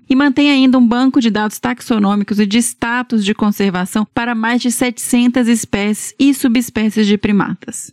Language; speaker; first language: Portuguese; native; Portuguese